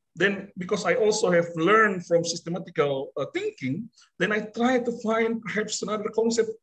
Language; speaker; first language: English; non-native, fluent; Indonesian